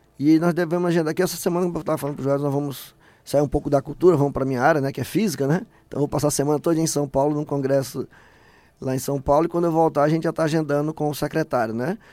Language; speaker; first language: Portuguese; native; Portuguese